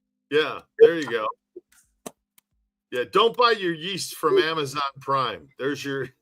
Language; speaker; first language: English; native; English